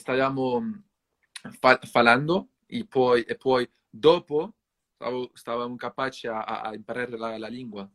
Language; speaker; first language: Italian; non-native, learner; French